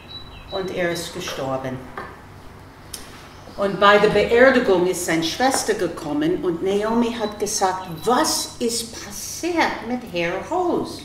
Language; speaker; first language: German; non-native, fluent; English